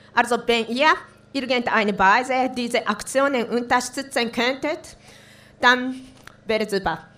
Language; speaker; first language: German; non-native, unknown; Japanese